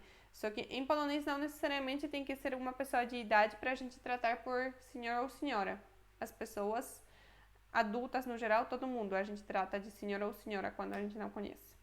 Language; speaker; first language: Portuguese; non-native, fluent; Polish